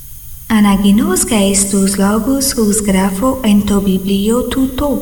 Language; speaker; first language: Greek; non-native, fluent; Portuguese